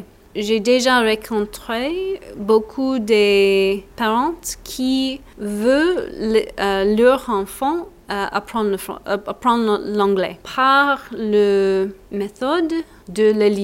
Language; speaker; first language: French; non-native, learner; English